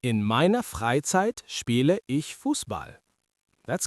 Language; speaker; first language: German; non-native, learner; English